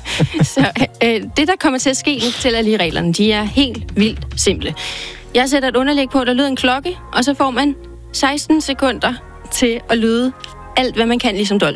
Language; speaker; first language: Danish; native; Danish